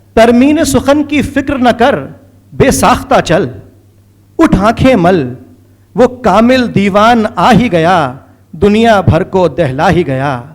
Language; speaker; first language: Urdu; native; Urdu